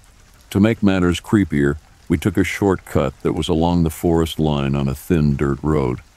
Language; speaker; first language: English; native; English